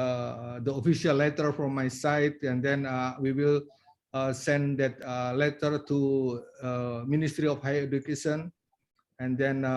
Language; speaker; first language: English; non-native, learner; Indonesian